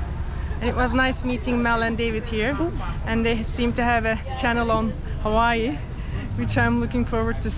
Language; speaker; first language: English; non-native, fluent; Turkish